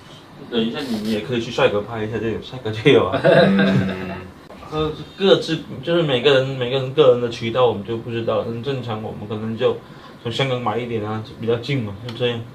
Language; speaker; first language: Chinese; native; Chinese